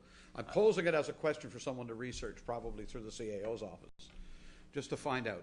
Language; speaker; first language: English; native; English